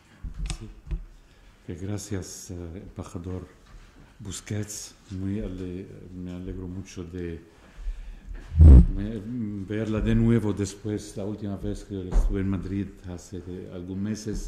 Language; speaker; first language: Spanish; non-native, fluent; Arabic